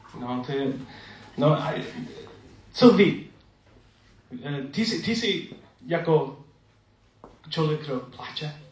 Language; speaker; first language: Czech; non-native, learner; English